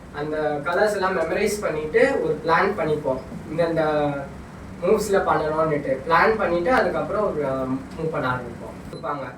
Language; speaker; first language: Tamil; native; Tamil